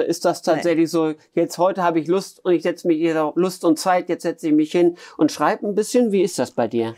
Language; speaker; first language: German; native; German